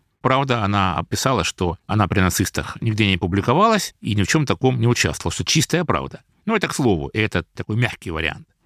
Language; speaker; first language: Russian; native; Russian